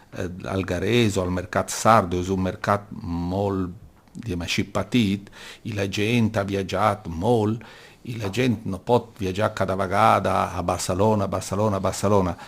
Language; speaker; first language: Catalan; non-native, local second language; Italian